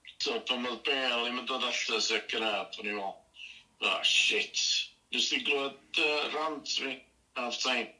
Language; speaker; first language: Welsh; native; Welsh